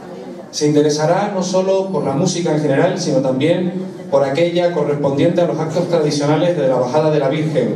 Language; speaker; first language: Spanish; native; Spanish